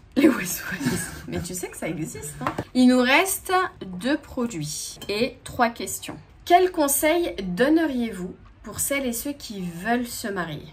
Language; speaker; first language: French; native; French